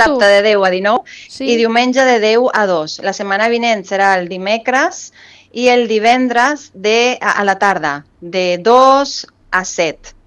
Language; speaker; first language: Catalan; non-native, fluent; Spanish